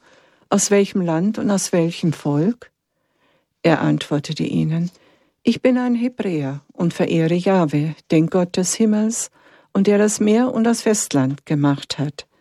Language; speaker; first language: German; native; German